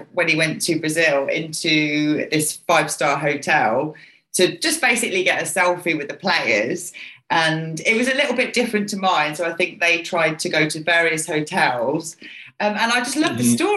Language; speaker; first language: English; native; English